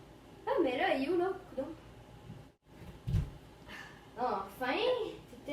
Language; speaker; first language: French; native; French